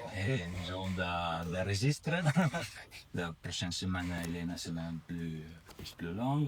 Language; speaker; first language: French; non-native, learner; Italian